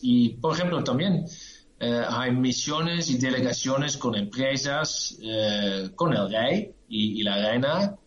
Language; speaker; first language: Spanish; non-native, learner; Dutch